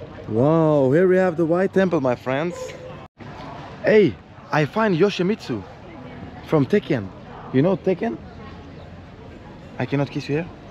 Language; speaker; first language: English; non-native, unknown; Swedish